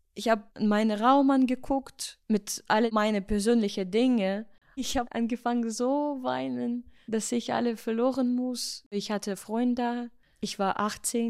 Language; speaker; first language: German; non-native, learner; Ukrainian